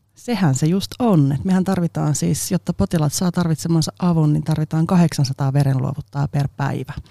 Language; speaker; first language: Finnish; non-native, local second language; Swedish